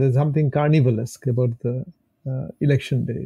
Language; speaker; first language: English; non-native, local second language; Bangla